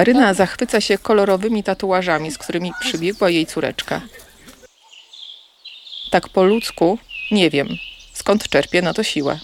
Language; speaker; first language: Polish; native; Polish